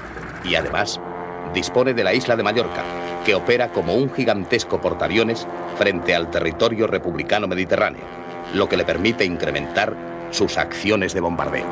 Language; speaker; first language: Spanish; native; Spanish